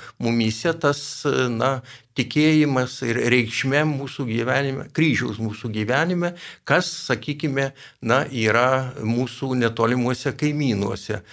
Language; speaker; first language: Lithuanian; native; Lithuanian